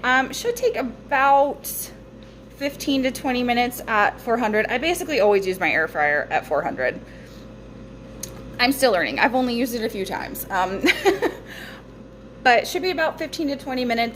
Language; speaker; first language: English; native; English